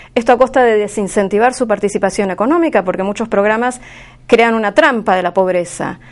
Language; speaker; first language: Spanish; native; Spanish